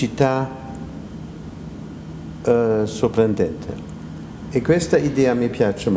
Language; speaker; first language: Italian; non-native, fluent; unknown